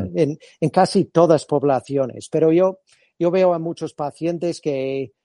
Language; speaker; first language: Spanish; non-native, fluent; English